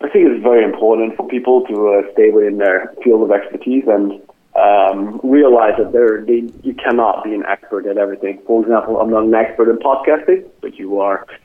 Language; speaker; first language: English; non-native, fluent; Dutch